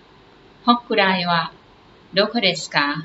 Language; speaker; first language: Japanese; non-native, learner; Thai